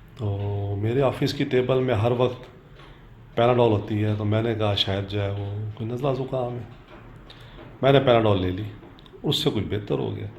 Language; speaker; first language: Urdu; non-native, local second language; Punjabi